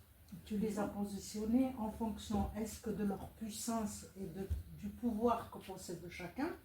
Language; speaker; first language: French; native; French